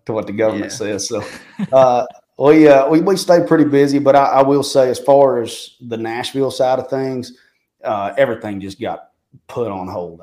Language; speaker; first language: English; native; English